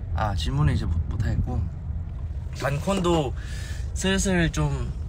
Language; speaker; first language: Korean; early bilingual, heritage; Korean